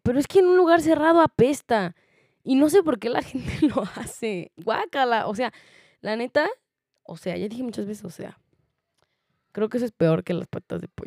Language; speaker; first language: Spanish; native; Spanish